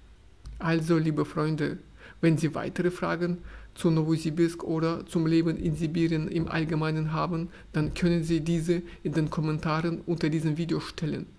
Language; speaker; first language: German; non-native, fluent; Russian